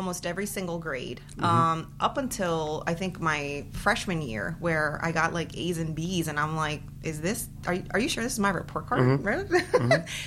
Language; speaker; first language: English; early bilingual, other home language; Spanish